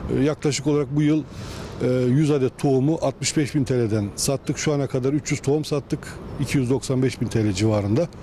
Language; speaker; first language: Turkish; native; Turkish